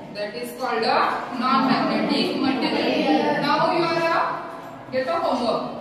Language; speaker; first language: English; non-native, local second language; Marathi